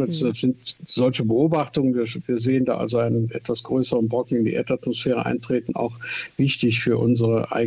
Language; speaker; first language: German; native; German